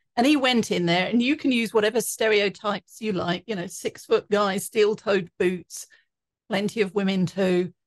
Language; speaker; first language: English; native; English